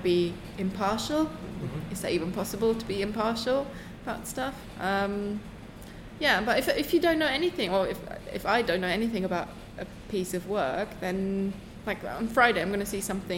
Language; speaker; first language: English; non-native, fluent; German